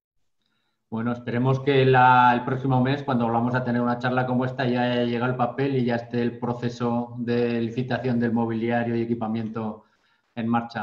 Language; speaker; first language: Spanish; native; Spanish